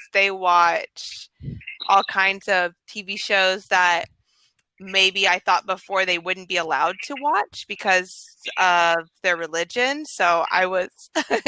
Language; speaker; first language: English; native; English